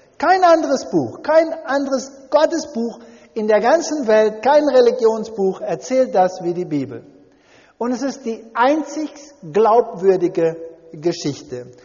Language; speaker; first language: German; early bilingual, heritage; German